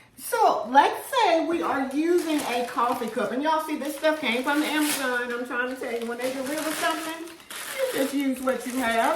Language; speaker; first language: English; native; English